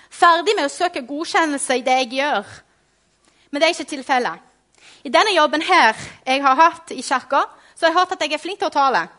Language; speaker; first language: Norwegian; non-native, fluent; Portuguese